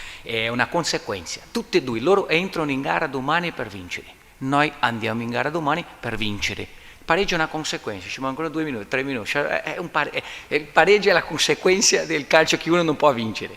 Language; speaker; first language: Italian; non-native, learner; Portuguese